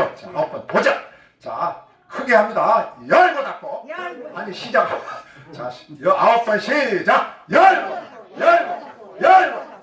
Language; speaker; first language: Korean; native; Korean